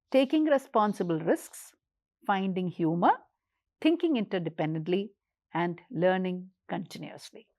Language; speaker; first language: English; non-native, local second language; Malayalam